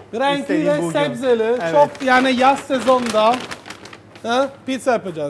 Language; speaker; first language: Turkish; non-native, learner; Italian